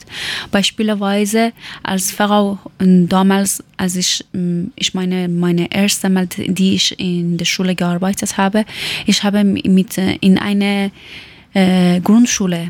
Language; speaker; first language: German; non-native, learner; Persian